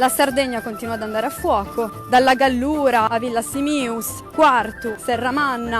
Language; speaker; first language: Italian; native; Italian